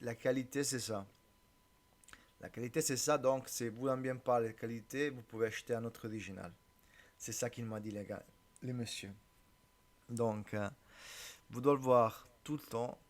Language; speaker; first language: French; non-native, learner; Italian